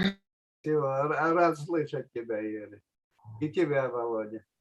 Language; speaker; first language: Russian; native; Russian